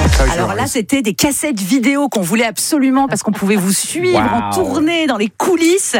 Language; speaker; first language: French; native; French